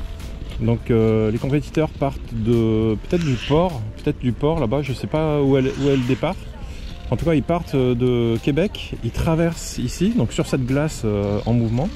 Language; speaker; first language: French; native; French